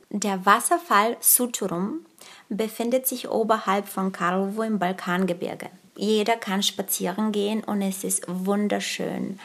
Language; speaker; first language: German; early bilingual, other home language; Bulgarian